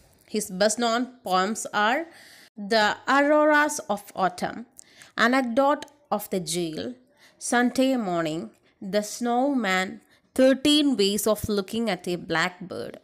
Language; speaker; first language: English; non-native, local second language; Malayalam